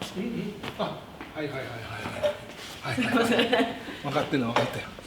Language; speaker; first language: Japanese; native; Japanese